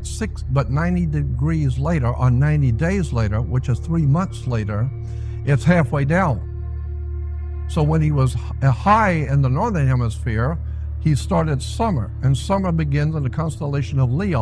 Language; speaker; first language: English; native; English